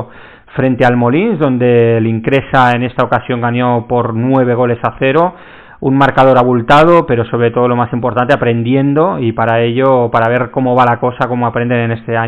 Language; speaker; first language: Spanish; native; Spanish